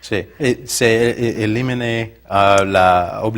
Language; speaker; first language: Spanish; non-native, learner; English